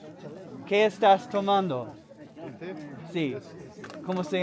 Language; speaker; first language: Spanish; non-native, learner; English